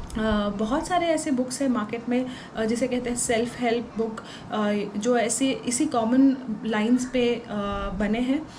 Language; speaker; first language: Hindi; non-native, local second language; Tulu